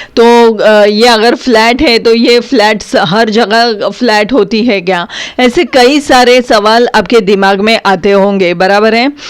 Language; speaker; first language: Hindi; non-native, local second language; Marathi